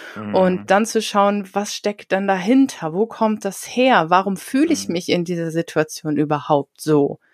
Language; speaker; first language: German; native; German